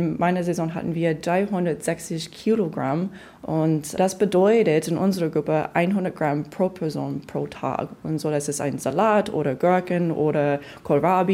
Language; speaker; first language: German; non-native, fluent; English